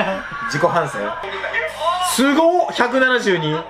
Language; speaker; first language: Japanese; native; Japanese